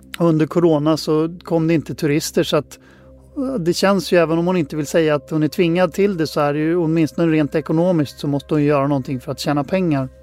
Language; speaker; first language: Swedish; native; Swedish